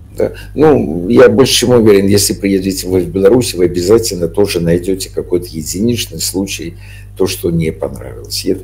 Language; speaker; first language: Russian; native; Russian